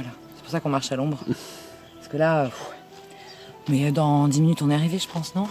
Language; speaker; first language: French; native; French